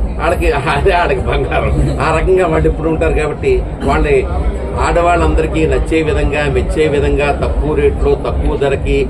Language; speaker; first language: Telugu; native; Telugu